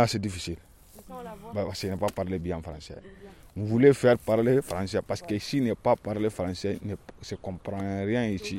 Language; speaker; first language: French; non-native, learner; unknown